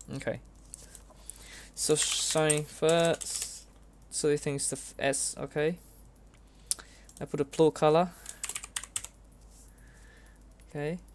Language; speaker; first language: English; non-native, learner; Vietnamese